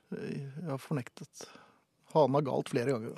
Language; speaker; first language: Norwegian; native; Norwegian